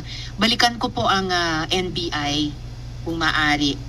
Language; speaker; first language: Filipino; native; Filipino